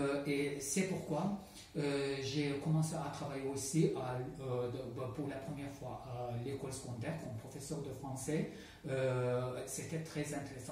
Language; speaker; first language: French; non-native, fluent; Azerbaijani